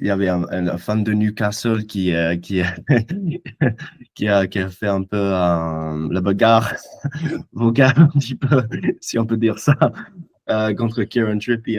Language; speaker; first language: French; non-native, fluent; English